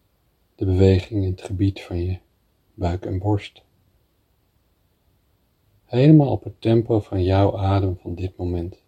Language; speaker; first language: Dutch; native; Dutch